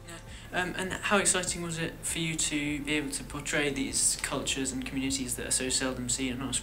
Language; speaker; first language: English; native; English